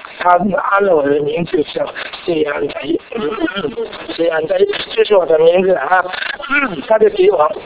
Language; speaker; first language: Chinese; non-native, local second language; Cantonese